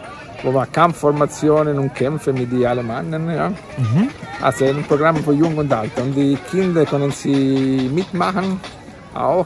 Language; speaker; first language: German; non-native, fluent; Italian